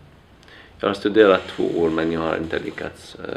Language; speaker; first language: Swedish; non-native, learner; Arabic